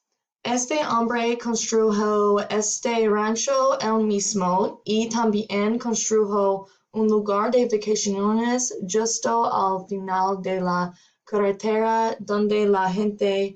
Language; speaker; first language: Spanish; non-native, learner; English